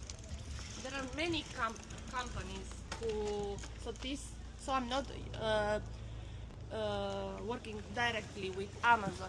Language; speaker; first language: English; non-native, fluent; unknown